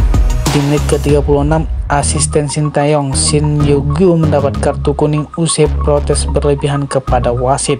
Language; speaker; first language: Indonesian; native; Indonesian